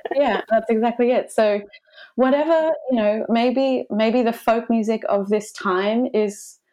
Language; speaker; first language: English; native; English